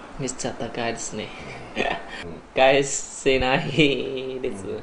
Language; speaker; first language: Japanese; non-native, learner; Vietnamese